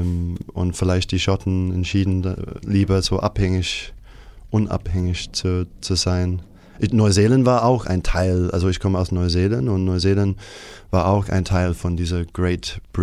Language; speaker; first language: German; non-native, fluent; English